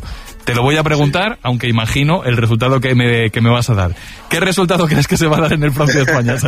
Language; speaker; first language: Spanish; native; Spanish